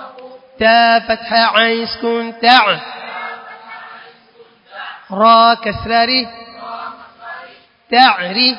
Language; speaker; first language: Arabic; non-native, learner; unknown